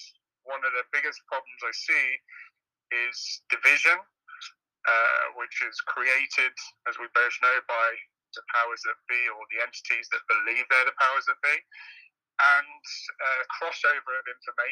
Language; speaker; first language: English; native; English